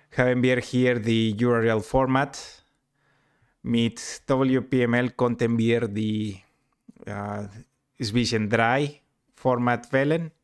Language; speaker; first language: German; non-native, learner; Spanish